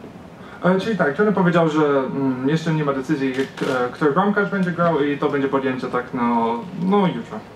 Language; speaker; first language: Polish; early bilingual, heritage; Polish